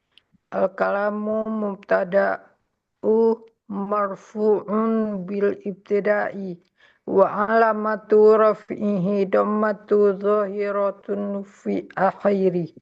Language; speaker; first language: Arabic; non-native, learner; Indonesian